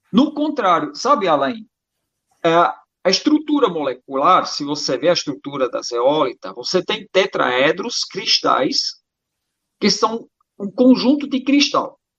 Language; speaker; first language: Portuguese; non-native, fluent; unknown